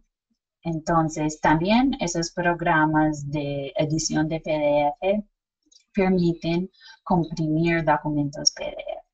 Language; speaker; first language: Spanish; non-native, fluent; English